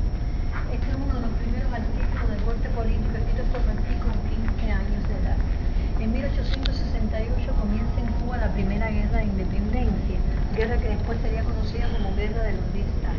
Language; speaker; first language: Spanish; native; Spanish